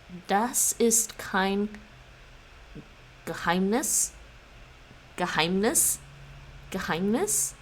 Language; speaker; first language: German; non-native, learner; English